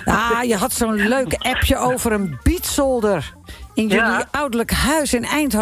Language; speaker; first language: Dutch; native; Dutch